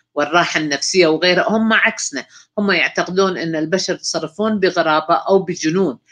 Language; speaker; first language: Arabic; native; Arabic